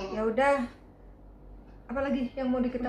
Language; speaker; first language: Indonesian; native; Indonesian